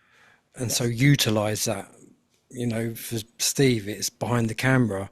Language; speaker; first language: English; native; English